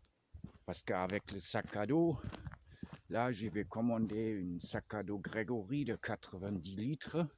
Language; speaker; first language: French; non-native, fluent; German